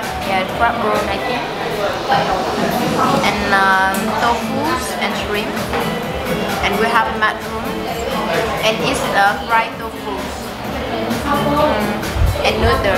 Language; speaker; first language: English; non-native, learner; Vietnamese